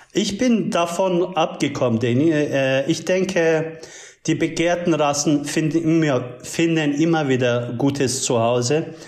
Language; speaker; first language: German; early bilingual, other home language; Turkish